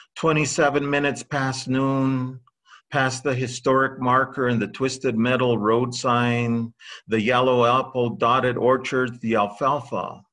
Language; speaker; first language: English; early bilingual, other home language; Spanish